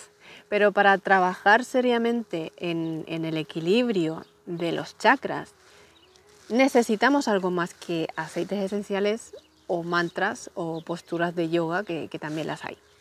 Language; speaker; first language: Spanish; native; Spanish